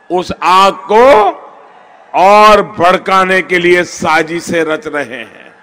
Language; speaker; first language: Hindi; non-native, local second language; Gujarati